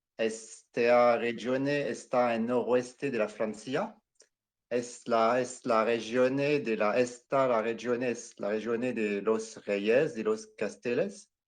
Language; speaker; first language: Spanish; non-native, learner; French